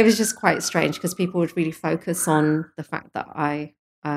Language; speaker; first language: English; native; English